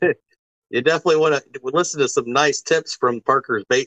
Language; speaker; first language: English; native; English